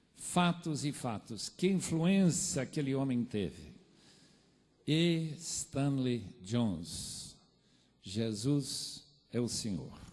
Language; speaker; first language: Portuguese; non-native, fluent; English